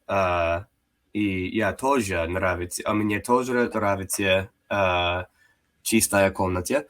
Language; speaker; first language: Russian; non-native, learner; English